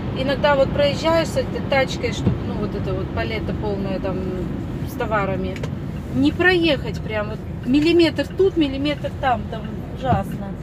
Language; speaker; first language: Russian; native; Russian